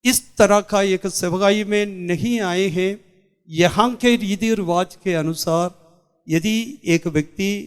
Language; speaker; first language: Hindi; non-native, local second language; Malayalam